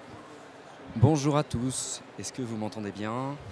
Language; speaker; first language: French; native; French